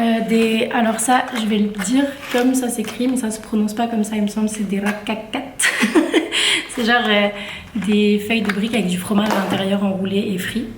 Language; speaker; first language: French; native; French